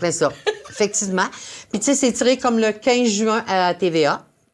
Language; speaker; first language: French; native; French